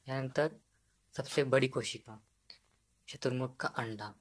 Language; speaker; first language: Hindi; non-native, local second language; Marathi